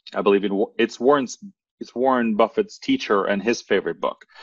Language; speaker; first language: English; non-native, fluent; Norwegian